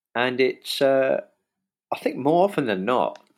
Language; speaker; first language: English; native; English